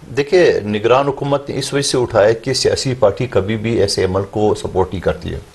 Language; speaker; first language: Urdu; non-native, local second language; Pashto